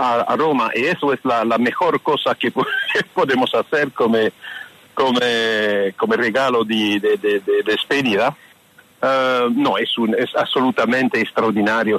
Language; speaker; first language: Spanish; non-native, fluent; French